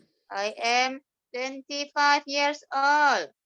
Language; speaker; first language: English; non-native, learner; Indonesian